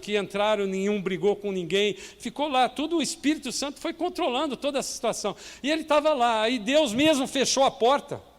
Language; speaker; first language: Portuguese; native; Portuguese